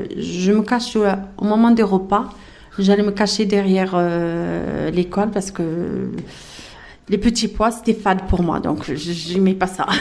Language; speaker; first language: French; early bilingual, other home language; Arabic